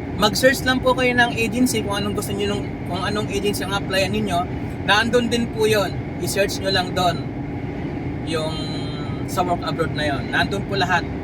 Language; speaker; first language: Filipino; non-native, local second language; Cebuano